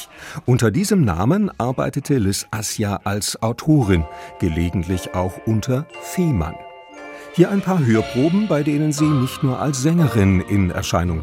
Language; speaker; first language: German; native; German